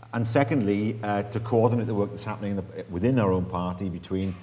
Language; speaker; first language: English; native; English